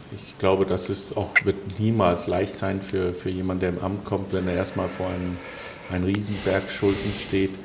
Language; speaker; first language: German; non-native, fluent; Danish